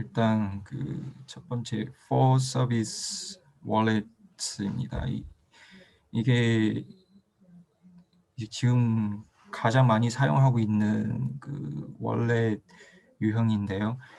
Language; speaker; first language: Korean; non-native, fluent; Chinese